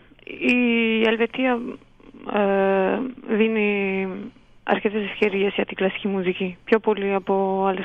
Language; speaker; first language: Greek; early bilingual, heritage; Romanian